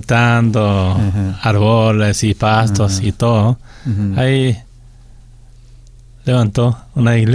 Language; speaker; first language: Spanish; non-native, fluent; Korean